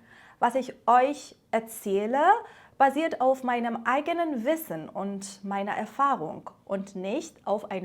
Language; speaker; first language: German; non-native, fluent; Persian